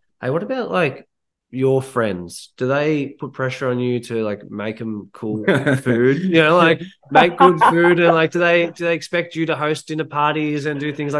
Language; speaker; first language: English; native; English